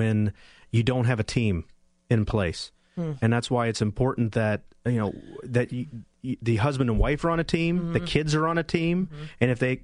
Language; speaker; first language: English; native; English